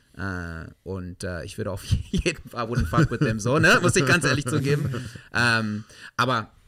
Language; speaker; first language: German; non-native, fluent; English